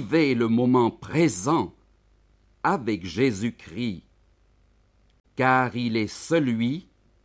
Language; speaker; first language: French; native; French